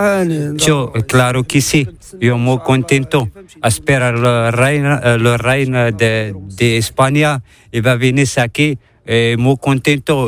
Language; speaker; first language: Spanish; non-native, learner; Arabic